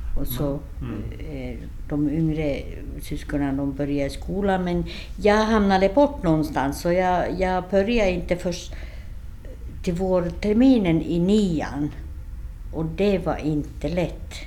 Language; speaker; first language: Swedish; early bilingual, other home language; Finnish